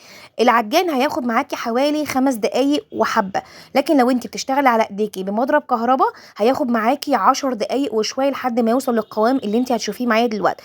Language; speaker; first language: Arabic; native; Arabic